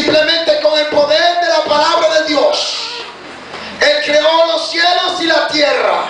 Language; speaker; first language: Spanish; native; Spanish